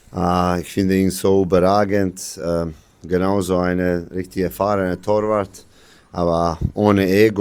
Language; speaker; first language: German; non-native, learner; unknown